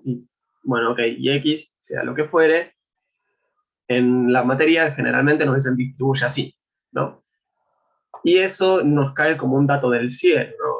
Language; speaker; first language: Spanish; native; Spanish